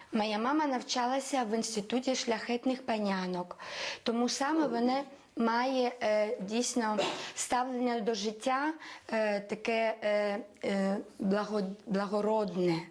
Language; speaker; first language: Ukrainian; non-native, local second language; Russian